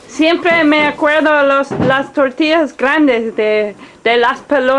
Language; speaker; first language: Spanish; non-native, learner; English